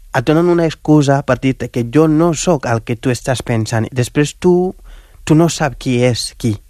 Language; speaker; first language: Catalan; non-native, fluent; Wolof